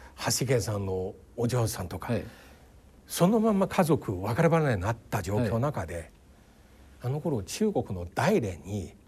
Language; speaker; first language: Japanese; non-native, fluent; Chinese